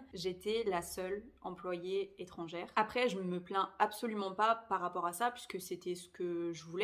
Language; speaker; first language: French; native; French